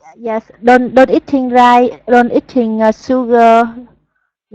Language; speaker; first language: English; non-native, learner; Vietnamese